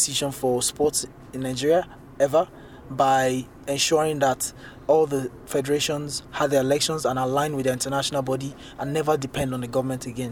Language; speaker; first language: English; non-native, local second language; Yoruba